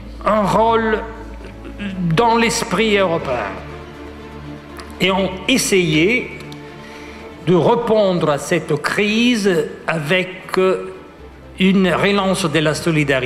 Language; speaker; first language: French; non-native, fluent; Italian